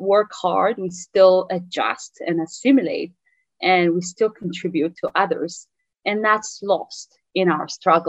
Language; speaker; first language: English; non-native, fluent; Tigrinya